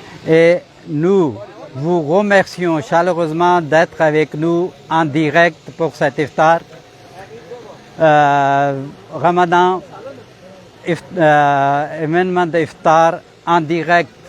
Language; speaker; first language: French; non-native, fluent; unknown